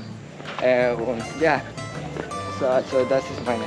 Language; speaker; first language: German; non-native, learner; Spanish